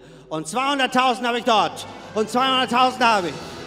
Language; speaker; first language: German; native; German